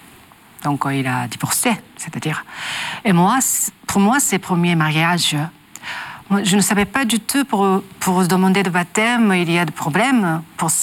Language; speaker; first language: French; non-native, learner; Japanese